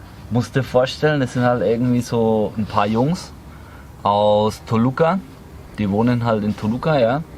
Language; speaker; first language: German; native; German